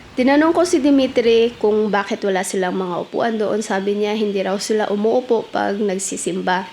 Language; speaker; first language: Filipino; native; Filipino